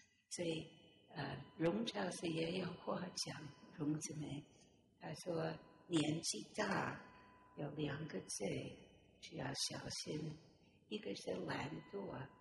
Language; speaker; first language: Chinese; non-native, fluent; English